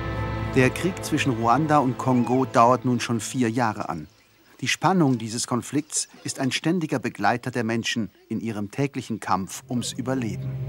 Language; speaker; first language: German; native; German